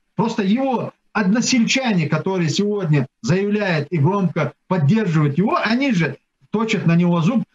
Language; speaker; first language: Russian; non-native, local second language; Chechen